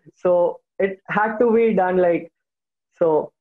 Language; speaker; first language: English; non-native, local second language; Hindi